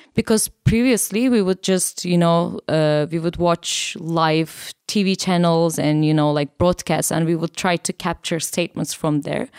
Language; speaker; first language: English; non-native, fluent; Turkish